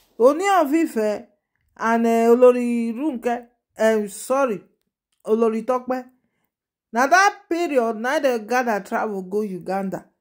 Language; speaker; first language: Nigerian Pidgin; non-native, local second language; Yoruba